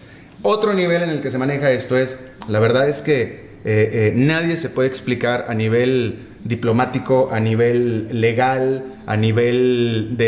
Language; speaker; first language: Spanish; native; Spanish